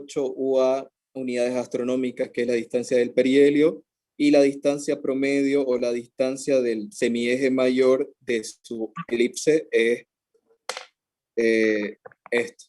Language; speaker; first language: Spanish; native; Spanish